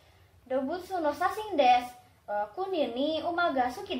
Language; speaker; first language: Japanese; non-native, learner; Indonesian